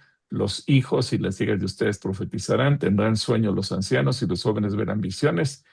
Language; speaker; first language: Spanish; native; Spanish